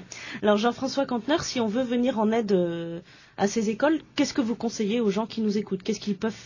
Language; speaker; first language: French; native; French